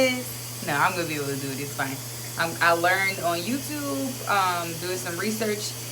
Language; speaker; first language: English; native; English